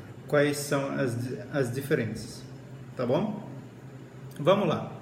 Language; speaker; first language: Portuguese; non-native, fluent; Arabic